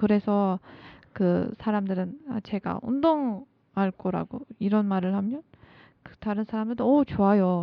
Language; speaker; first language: Korean; non-native, learner; Turkish